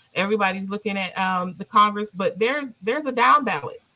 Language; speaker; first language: English; native; English